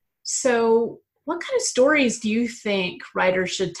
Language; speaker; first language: English; native; English